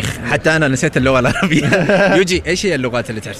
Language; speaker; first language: Arabic; native; Arabic